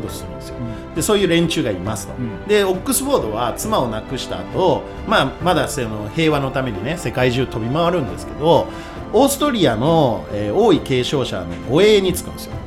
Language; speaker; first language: Japanese; native; Japanese